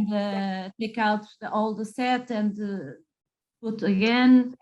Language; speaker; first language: English; non-native, fluent; Portuguese